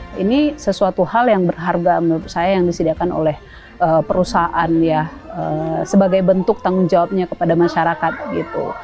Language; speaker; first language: Indonesian; native; Indonesian